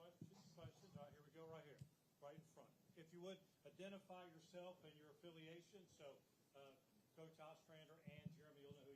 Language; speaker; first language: English; native; English